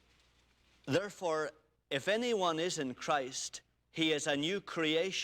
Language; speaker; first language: English; native; English